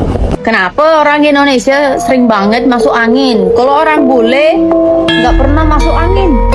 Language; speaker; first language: Indonesian; non-native, fluent; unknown